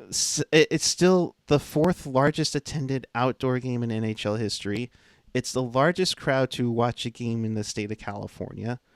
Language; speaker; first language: English; native; English